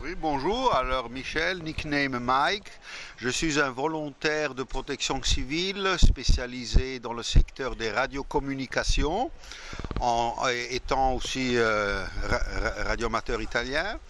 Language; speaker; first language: French; non-native, fluent; Italian